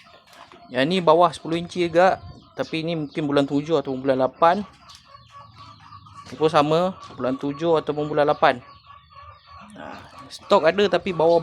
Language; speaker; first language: Malay; native; Malay